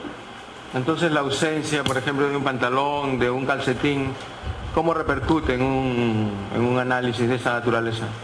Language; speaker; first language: Spanish; native; Spanish